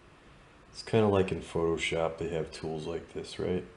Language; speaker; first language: English; native; English